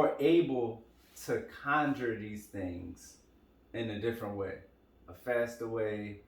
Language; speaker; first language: English; native; English